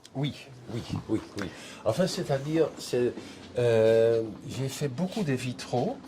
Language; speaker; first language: French; non-native, fluent; Dutch